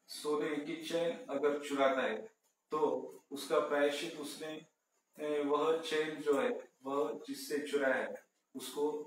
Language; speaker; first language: Hindi; non-native, local second language; Marathi